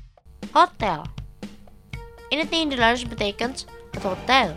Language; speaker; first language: Dutch; non-native, learner; Indonesian